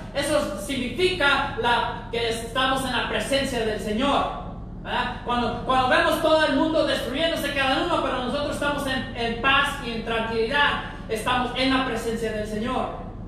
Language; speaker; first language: Spanish; early bilingual, heritage; Spanish